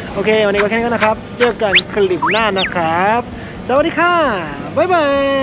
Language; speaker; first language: Thai; non-native, fluent; Korean